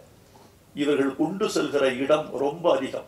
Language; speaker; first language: Tamil; native; Tamil